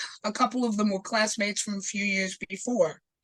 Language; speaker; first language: English; native; English